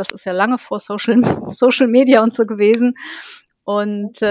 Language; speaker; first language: German; native; German